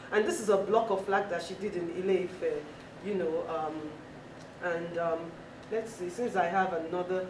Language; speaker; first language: English; non-native, local second language; Yoruba